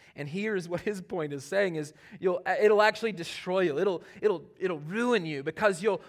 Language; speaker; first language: English; native; English